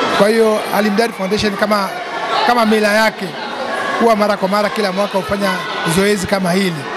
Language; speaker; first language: Swahili; native; Swahili